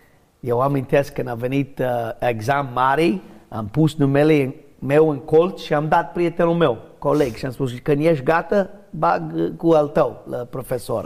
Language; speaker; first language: Romanian; non-native, learner; English